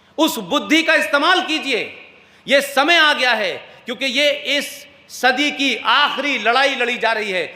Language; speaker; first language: Hindi; native; Hindi